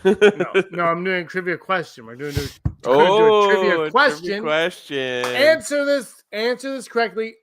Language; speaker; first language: English; native; English